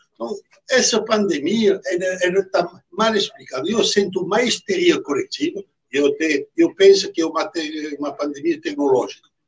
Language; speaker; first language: Portuguese; non-native, fluent; French